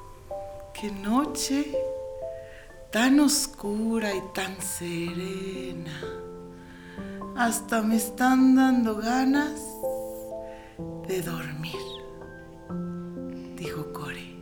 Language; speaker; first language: Spanish; native; Spanish